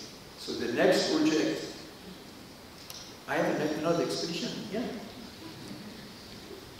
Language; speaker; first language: English; non-native, learner; French